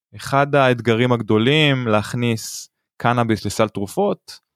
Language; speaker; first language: Hebrew; native; Hebrew